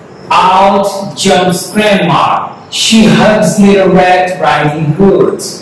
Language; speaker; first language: English; non-native, fluent; Portuguese